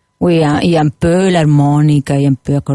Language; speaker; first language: French; non-native, learner; Spanish